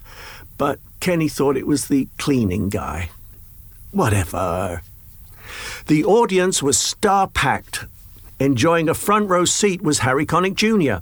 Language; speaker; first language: English; native; English